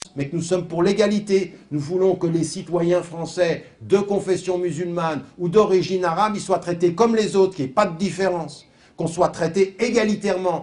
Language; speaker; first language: French; native; French